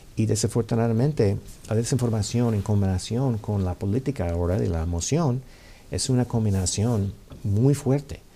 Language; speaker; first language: Spanish; non-native, fluent; English